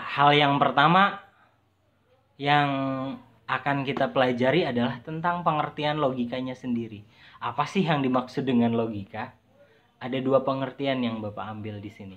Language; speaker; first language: Indonesian; native; Indonesian